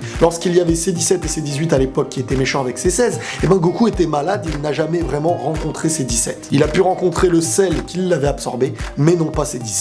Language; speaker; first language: French; native; French